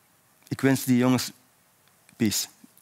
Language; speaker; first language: Dutch; non-native, fluent; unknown